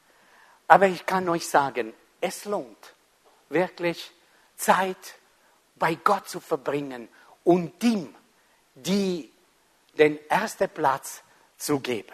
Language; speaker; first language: German; non-native, fluent; Italian